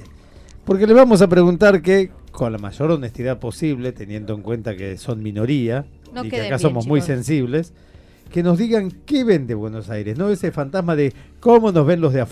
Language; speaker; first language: Spanish; native; Spanish